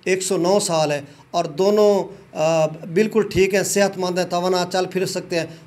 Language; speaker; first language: Urdu; non-native, local second language; Punjabi